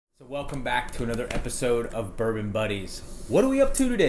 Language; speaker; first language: English; native; English